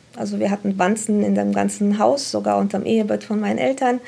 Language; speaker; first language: German; non-native, fluent; Romanian